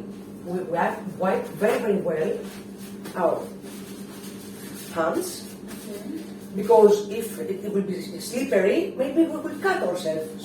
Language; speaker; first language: English; non-native, fluent; Greek